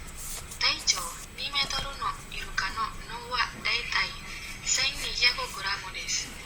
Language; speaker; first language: Japanese; non-native, learner; Indonesian